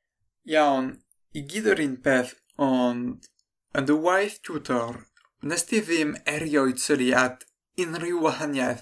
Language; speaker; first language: Welsh; non-native, fluent; French